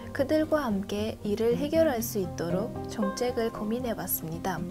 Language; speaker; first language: Korean; non-native, fluent; Uzbek